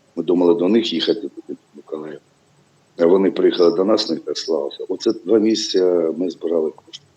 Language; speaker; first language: Ukrainian; non-native, local second language; Russian